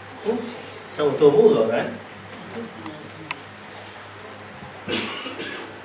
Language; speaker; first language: Spanish; native; Spanish